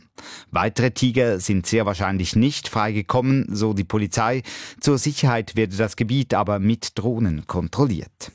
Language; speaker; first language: German; native; German